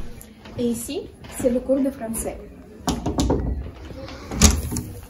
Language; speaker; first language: French; non-native, learner; Russian